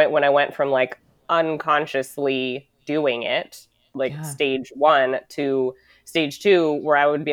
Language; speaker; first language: English; native; English